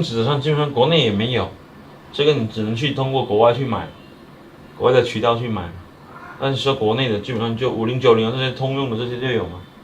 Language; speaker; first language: Chinese; native; Chinese